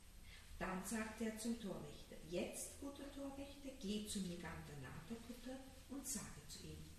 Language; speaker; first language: German; native; German